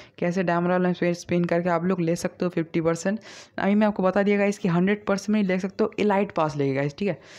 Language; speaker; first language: Hindi; non-native, local second language; Bangla